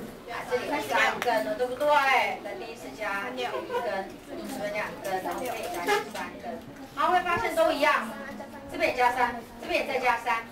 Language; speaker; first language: Chinese; native; Chinese